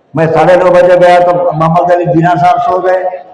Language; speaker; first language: Hindi; non-native, local second language; Marathi